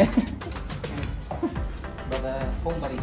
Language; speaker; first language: English; non-native, local second language; Filipino